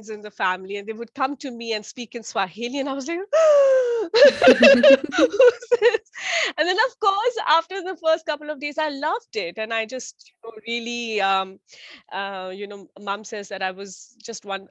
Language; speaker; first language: English; non-native, local second language; Bangla